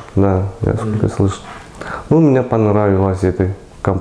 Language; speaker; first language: Russian; non-native, local second language; Kyrgyz